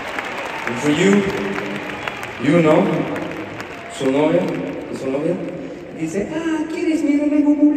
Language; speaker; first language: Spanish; non-native, learner; English